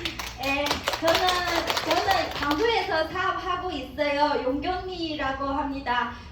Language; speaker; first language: Korean; non-native, learner; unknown